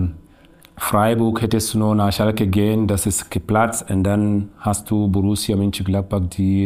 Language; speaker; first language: German; non-native, learner; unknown